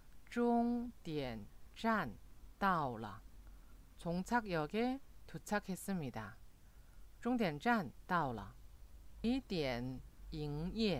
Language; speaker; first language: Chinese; non-native, fluent; Korean